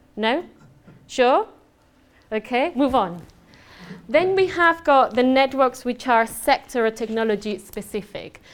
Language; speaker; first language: English; non-native, fluent; Spanish